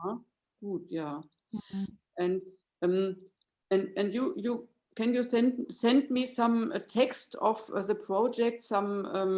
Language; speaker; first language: English; non-native, fluent; German